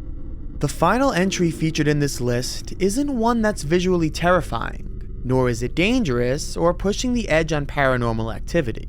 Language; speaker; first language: English; native; English